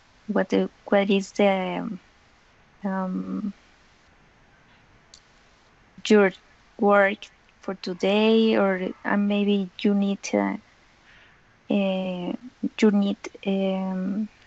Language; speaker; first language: English; non-native, learner; Spanish